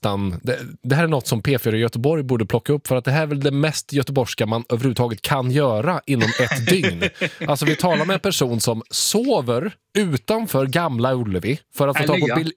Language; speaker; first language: Swedish; native; Swedish